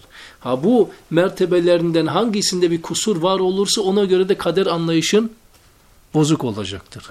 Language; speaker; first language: Turkish; native; Turkish